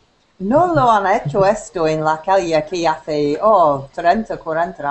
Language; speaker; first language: Spanish; non-native, learner; English